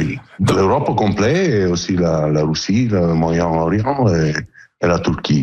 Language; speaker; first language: French; non-native, learner; Italian